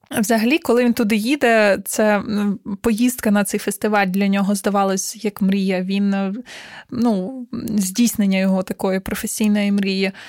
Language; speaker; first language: Ukrainian; native; Ukrainian